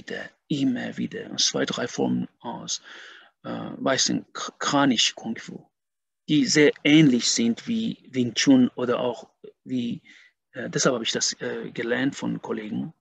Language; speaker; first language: German; non-native, fluent; Persian